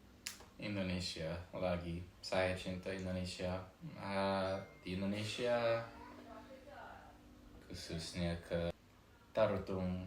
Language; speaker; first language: Indonesian; non-native, fluent; English